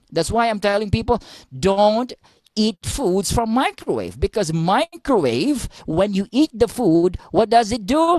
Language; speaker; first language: English; non-native, local second language; Filipino